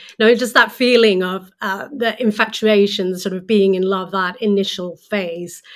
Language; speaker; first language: English; non-native, fluent; Swedish